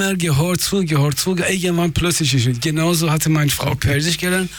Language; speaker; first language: German; non-native, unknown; Persian